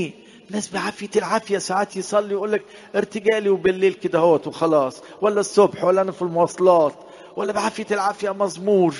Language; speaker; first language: Arabic; native; Arabic